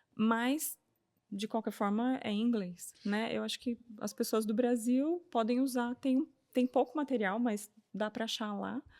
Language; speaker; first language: Portuguese; native; Portuguese